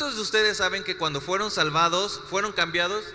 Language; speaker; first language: Spanish; native; Spanish